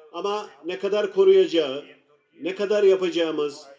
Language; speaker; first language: Turkish; native; Turkish